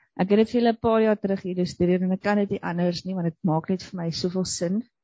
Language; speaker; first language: Afrikaans; native; Afrikaans